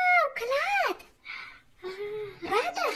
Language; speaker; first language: Russian; non-native, local second language; Kazakh